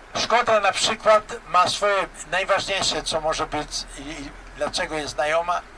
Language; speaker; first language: Polish; non-native, learner; Albanian